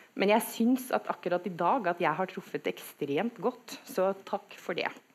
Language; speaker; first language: Norwegian; native; Norwegian